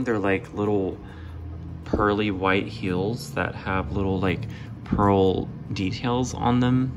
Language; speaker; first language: English; native; English